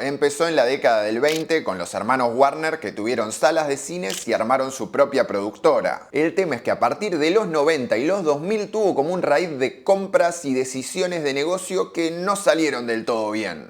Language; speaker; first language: Spanish; native; Spanish